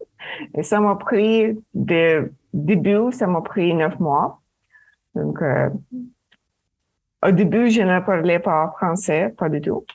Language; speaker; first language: French; non-native, fluent; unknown